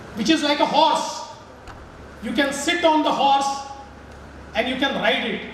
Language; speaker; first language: English; non-native, local second language; Marathi